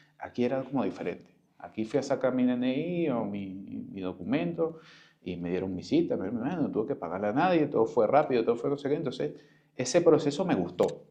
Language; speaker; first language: Spanish; native; Spanish